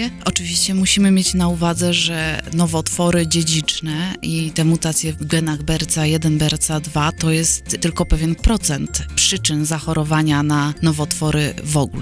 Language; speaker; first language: Polish; native; Polish